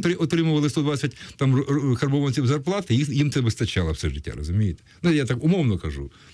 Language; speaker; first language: Ukrainian; non-native, local second language; Russian